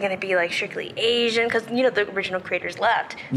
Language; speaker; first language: English; early bilingual, other home language; Spanish